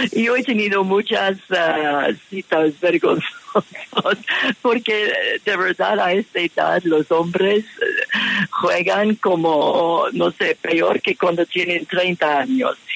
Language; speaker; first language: Spanish; non-native, fluent; English